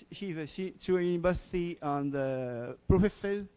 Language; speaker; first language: English; non-native, learner; Japanese